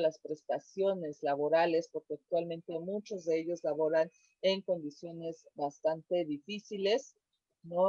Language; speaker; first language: Spanish; native; Spanish